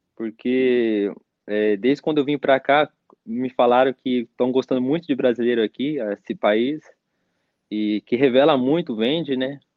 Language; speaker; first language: Portuguese; native; Portuguese